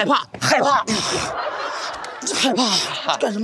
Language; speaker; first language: Chinese; native; Chinese